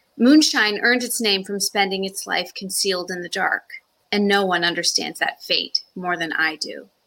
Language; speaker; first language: English; native; English